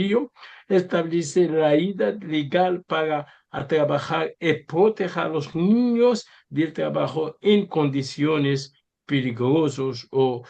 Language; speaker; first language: Spanish; non-native, learner; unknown